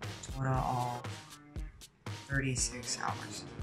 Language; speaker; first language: English; non-native, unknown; Japanese